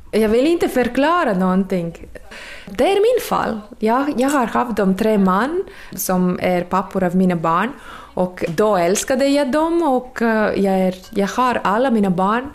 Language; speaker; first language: Swedish; non-native, fluent; Latvian